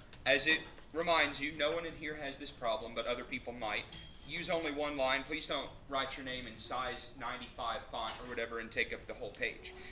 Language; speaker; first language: English; native; English